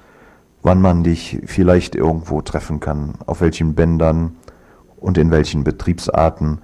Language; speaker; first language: German; native; German